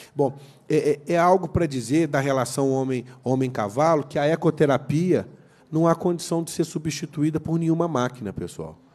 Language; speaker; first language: Portuguese; native; Portuguese